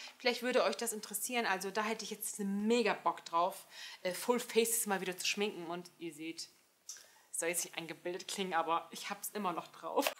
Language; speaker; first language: German; early bilingual, other home language; Turkish